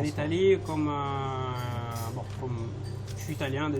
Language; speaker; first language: French; non-native, fluent; Italian